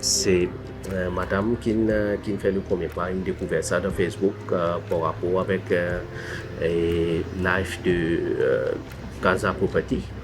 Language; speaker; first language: French; non-native, local second language; Morisyen